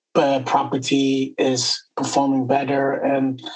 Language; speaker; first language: English; non-native, fluent; Swedish